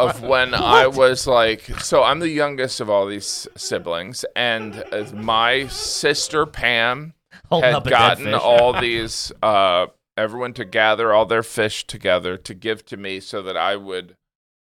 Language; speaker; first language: English; native; English